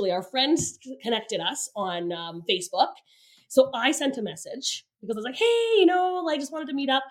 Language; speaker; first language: English; native; English